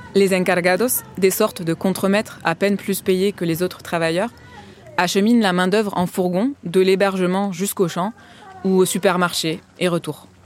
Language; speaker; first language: French; native; French